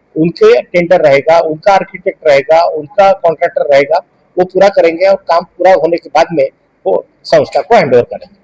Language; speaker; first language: Hindi; non-native, local second language; Marathi